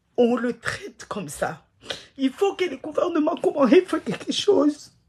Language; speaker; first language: French; non-native, local second language; Ngazidja Comorian